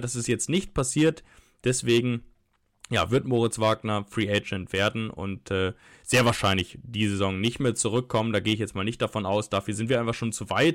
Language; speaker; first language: German; native; German